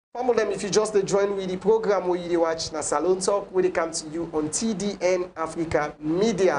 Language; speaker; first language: English; non-native, local second language; Krio